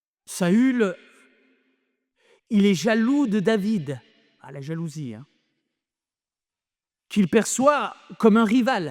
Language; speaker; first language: French; native; French